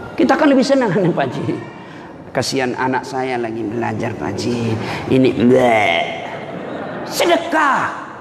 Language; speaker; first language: Indonesian; non-native, local second language; Buginese